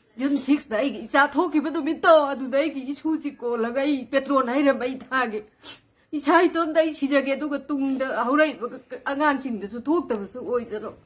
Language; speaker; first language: Manipuri; native; Manipuri